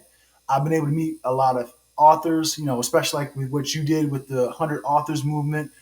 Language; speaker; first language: English; native; English